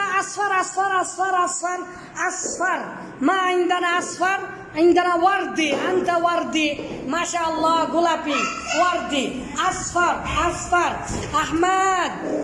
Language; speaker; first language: Arabic; non-native, fluent; Bangla